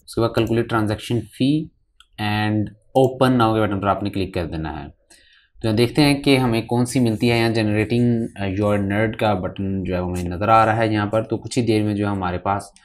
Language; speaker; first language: Hindi; native; Hindi